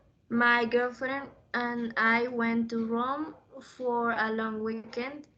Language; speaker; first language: English; non-native, learner; Spanish